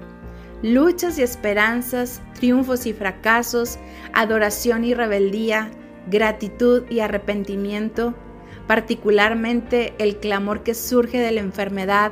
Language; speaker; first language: Spanish; native; Spanish